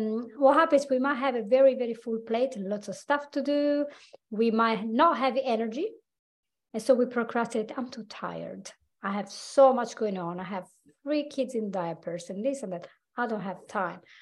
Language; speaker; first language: English; non-native, fluent; Italian